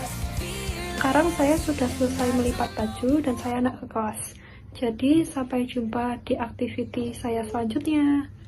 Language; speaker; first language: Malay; non-native, learner; Indonesian